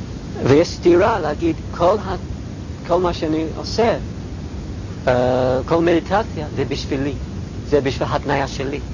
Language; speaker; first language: Hebrew; non-native, fluent; English